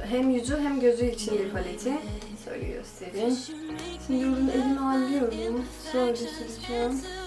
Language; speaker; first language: Turkish; non-native, fluent; Nepali